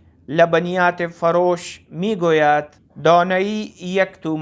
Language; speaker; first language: Persian; non-native, fluent; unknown